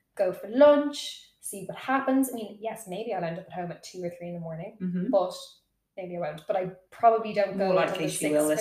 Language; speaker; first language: English; native; English